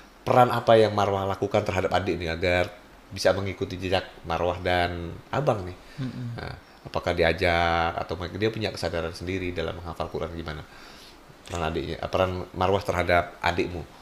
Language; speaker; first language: Indonesian; native; Indonesian